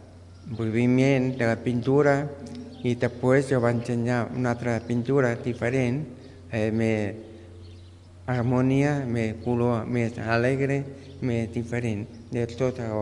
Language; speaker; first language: Catalan; non-native, learner; Spanish